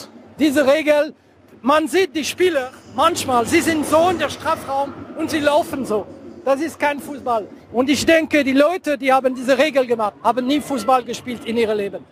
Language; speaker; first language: German; non-native, fluent; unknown